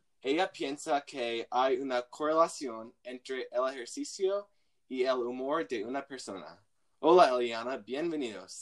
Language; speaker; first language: Spanish; non-native, learner; English